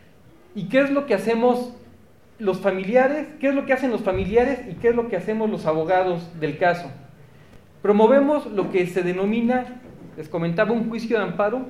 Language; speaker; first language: Spanish; native; Spanish